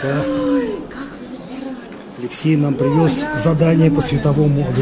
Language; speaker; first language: Russian; native; Russian